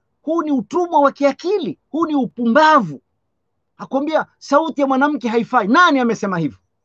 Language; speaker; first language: Swahili; native; Swahili